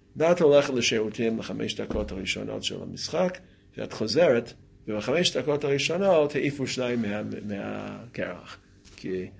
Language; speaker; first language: Hebrew; non-native, fluent; English